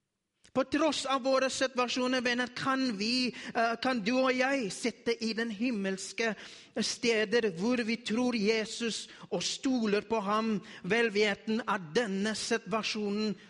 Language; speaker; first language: Norwegian; non-native, learner; Afrikaans